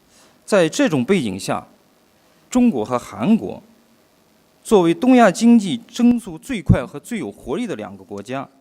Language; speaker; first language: Chinese; native; Chinese